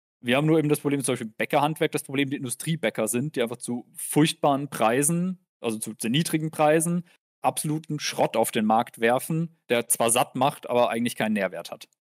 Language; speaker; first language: German; native; German